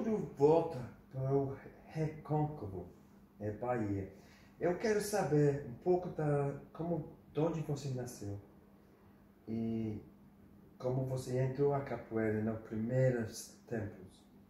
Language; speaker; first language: Portuguese; non-native, learner; English